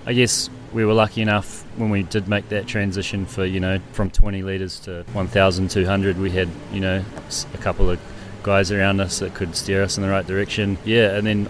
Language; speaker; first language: English; native; English